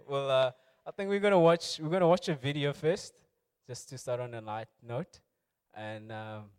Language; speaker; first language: English; non-native, local second language; Tswana